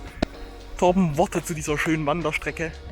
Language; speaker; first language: German; native; German